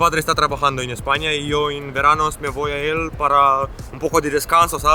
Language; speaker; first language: Spanish; non-native, learner; Romanian